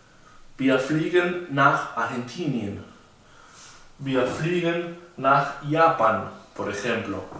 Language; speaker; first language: German; non-native, fluent; Spanish